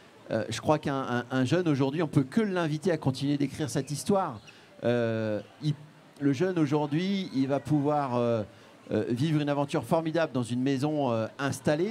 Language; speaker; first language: French; native; French